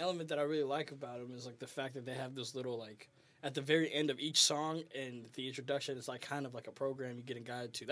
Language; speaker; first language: English; early bilingual, other home language; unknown